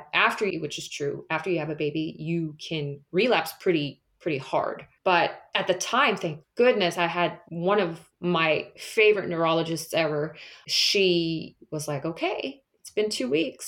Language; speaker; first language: English; native; English